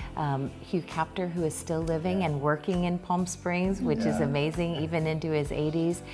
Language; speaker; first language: English; native; English